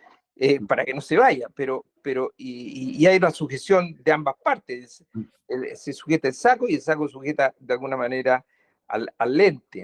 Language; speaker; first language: Spanish; native; Spanish